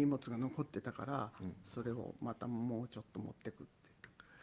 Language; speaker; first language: Japanese; native; Japanese